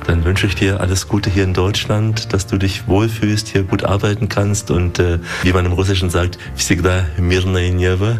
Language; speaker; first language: German; native; German